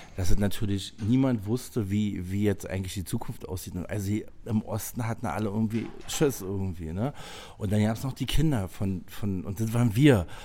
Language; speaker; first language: German; native; German